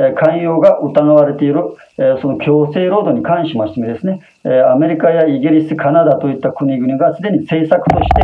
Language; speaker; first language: Japanese; non-native, fluent; Uyghur